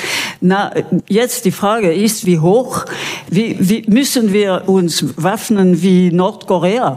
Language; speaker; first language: German; non-native, local second language; French